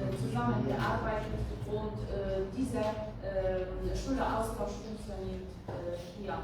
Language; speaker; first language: German; non-native, learner; Polish